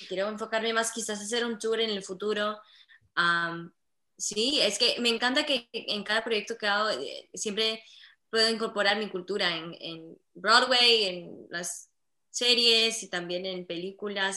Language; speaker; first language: Spanish; early bilingual, heritage; Spanish